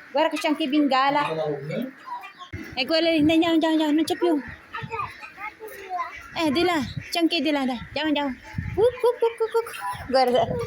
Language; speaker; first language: Italian; non-native, fluent; Filipino